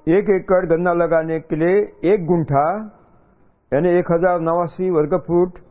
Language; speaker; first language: Hindi; non-native, local second language; Marathi